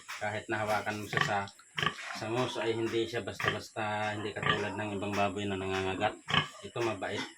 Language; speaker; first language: Filipino; native; Filipino